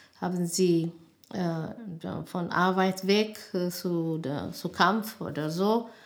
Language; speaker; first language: German; non-native, learner; Amharic